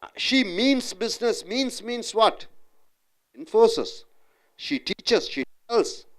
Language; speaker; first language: English; non-native, local second language; Tamil